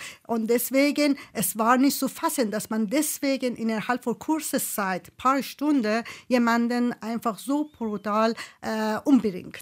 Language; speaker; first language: German; non-native, fluent; Persian